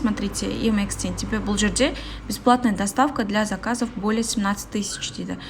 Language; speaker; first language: Russian; non-native, local second language; Kazakh